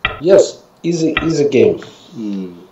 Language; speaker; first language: English; non-native, fluent; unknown